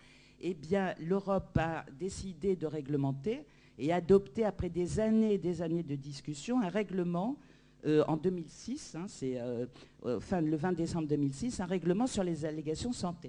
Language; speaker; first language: French; native; French